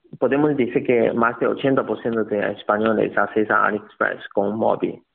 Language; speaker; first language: Spanish; non-native, learner; Chinese